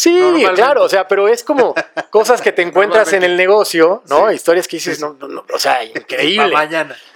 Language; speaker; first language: Spanish; native; Spanish